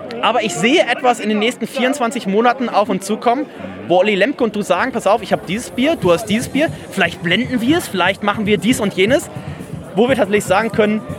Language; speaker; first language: German; native; German